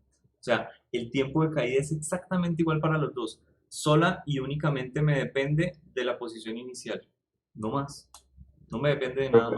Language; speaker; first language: Spanish; native; Spanish